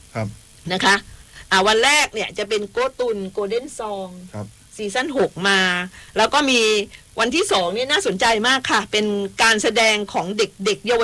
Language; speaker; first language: Thai; native; Thai